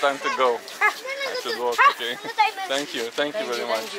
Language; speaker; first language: English; non-native, learner; Russian